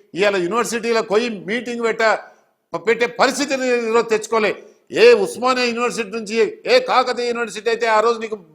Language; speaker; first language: Telugu; native; Telugu